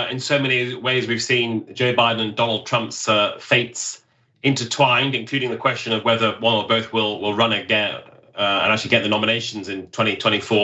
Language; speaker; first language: English; native; English